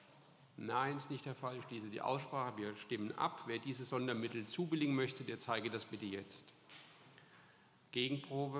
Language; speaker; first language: German; native; German